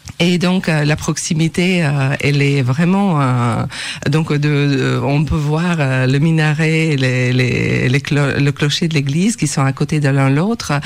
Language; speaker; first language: French; non-native, fluent; Albanian